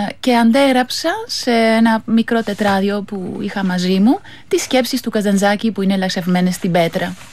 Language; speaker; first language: Greek; non-native, fluent; Spanish